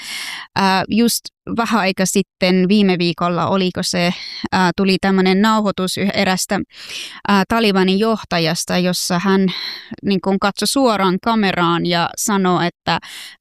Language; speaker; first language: Finnish; non-native, fluent; Persian